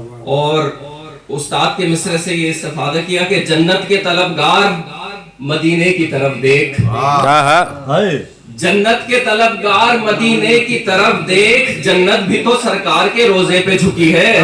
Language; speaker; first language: Urdu; native; Urdu